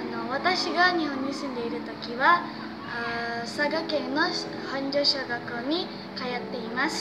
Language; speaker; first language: Japanese; non-native, learner; Indonesian